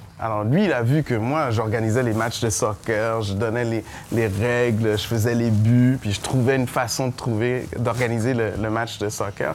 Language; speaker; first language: French; early bilingual, other home language; Haitian Creole